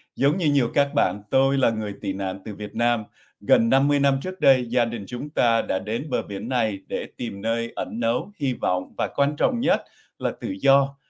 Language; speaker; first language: Vietnamese; early bilingual, heritage; Vietnamese